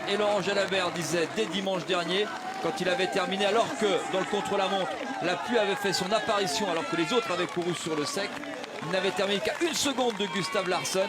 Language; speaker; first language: French; native; French